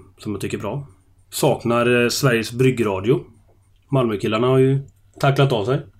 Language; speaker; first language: Swedish; native; Swedish